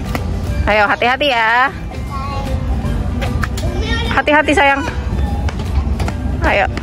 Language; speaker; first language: Indonesian; native; Indonesian